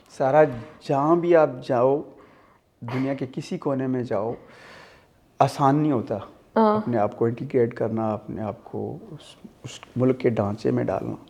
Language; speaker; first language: Urdu; non-native, local second language; Punjabi